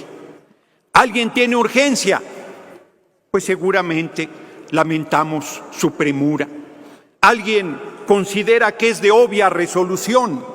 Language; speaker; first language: Spanish; native; Spanish